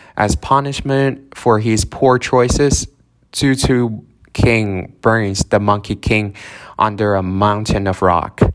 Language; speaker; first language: English; non-native, fluent; Chinese